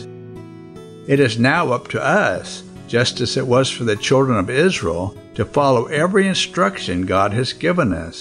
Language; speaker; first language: English; non-native, local second language; Yoruba